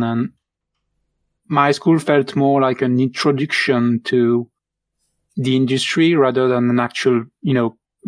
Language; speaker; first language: English; non-native, fluent; French